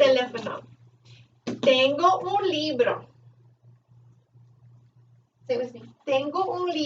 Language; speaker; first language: Spanish; non-native, fluent; English